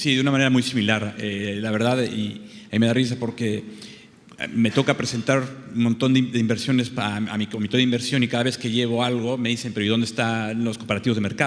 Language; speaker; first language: Spanish; native; Spanish